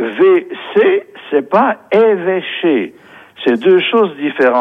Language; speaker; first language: French; native; French